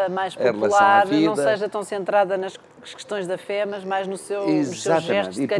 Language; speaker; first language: Portuguese; native; Portuguese